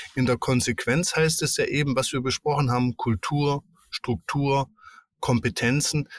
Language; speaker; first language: German; native; German